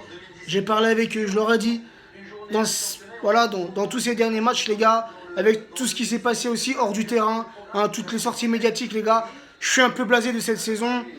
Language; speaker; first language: French; native; French